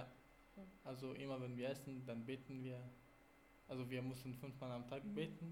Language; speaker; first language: German; non-native, fluent; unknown